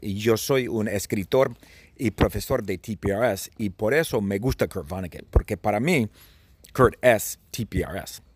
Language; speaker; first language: Spanish; non-native, fluent; English